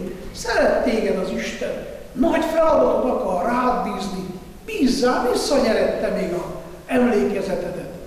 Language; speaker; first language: Hungarian; non-native, fluent; Italian